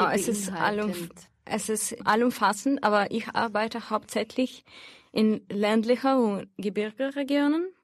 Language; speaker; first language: German; non-native, fluent; Russian